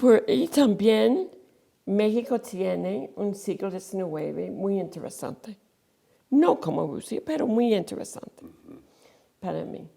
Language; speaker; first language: Spanish; non-native, fluent; English